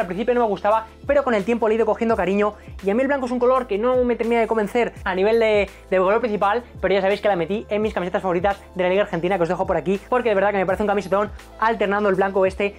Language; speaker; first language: Spanish; native; Spanish